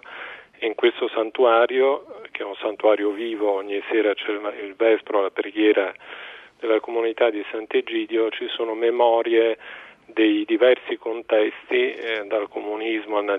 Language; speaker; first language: Italian; native; Italian